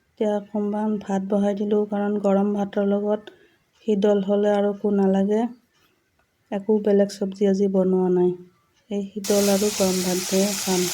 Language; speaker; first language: Assamese; native; Assamese